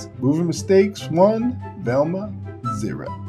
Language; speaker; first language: English; native; English